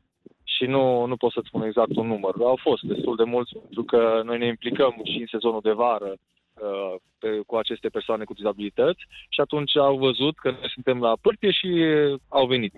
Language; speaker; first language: Romanian; native; Romanian